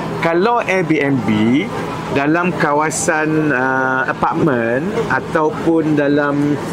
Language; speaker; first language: Malay; native; Malay